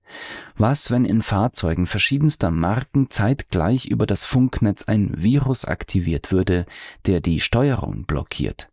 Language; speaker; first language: German; native; German